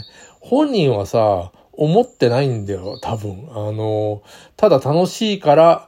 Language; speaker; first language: Japanese; native; Japanese